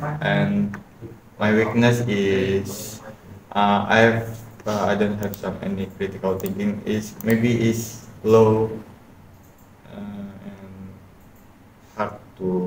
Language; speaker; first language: English; non-native, learner; Indonesian